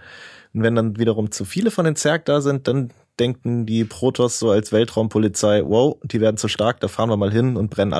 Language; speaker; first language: German; native; German